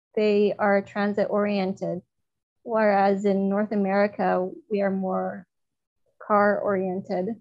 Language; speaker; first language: English; non-native, fluent; Chinese